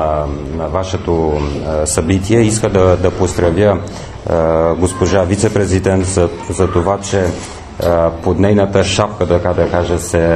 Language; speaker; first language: Bulgarian; non-native, fluent; Romanian